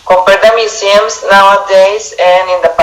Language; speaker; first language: English; non-native, fluent; Spanish